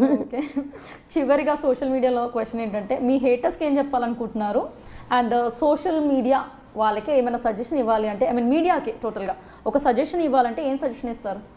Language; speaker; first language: Telugu; native; Telugu